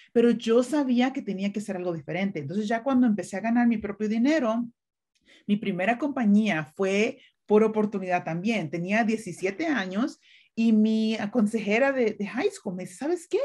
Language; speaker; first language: Spanish; native; Spanish